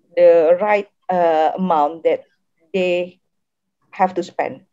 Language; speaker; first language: English; non-native, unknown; Indonesian